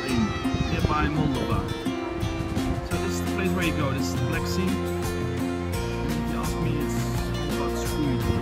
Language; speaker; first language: English; non-native, fluent; Dutch